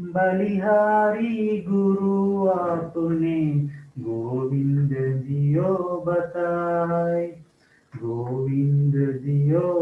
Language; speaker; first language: Hindi; non-native, local second language; Telugu